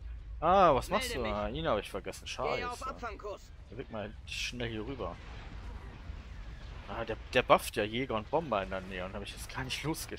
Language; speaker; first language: German; native; German